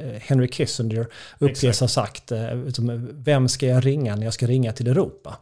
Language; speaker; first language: Swedish; native; Swedish